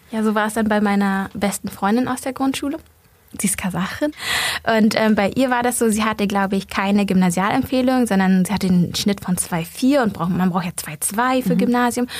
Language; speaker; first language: German; early bilingual, other home language; Vietnamese